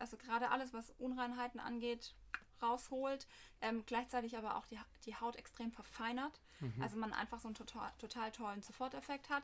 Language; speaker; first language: German; native; German